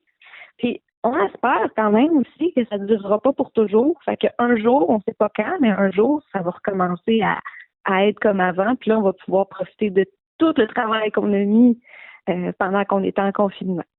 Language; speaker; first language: French; native; French